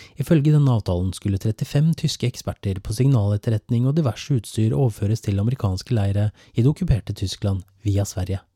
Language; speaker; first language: Norwegian; native; Norwegian